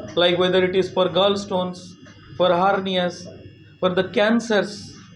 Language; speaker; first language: English; non-native, local second language; Telugu